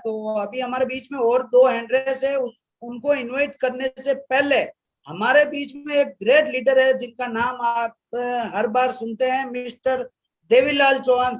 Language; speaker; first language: Hindi; native; Hindi